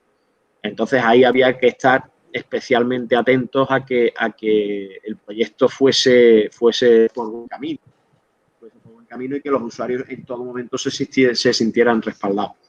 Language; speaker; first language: Spanish; native; Spanish